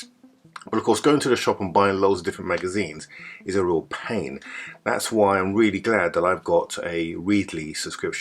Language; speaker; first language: English; native; English